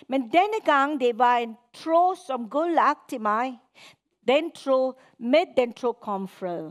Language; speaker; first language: Danish; non-native, fluent; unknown